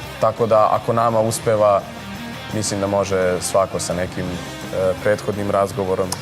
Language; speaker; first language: Serbian; early bilingual, heritage; Serbian